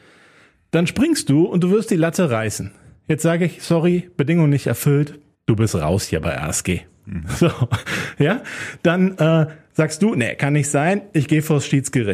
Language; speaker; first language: German; native; German